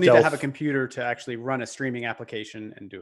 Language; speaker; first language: English; native; English